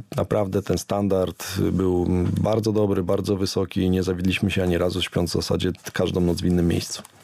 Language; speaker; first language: Polish; native; Polish